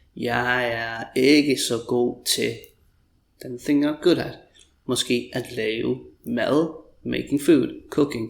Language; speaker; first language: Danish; non-native, fluent; English